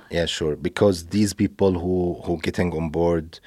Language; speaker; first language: English; non-native, fluent; Arabic